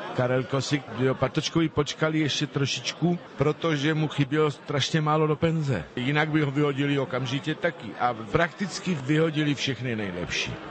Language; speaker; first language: Czech; non-native, fluent; Spanish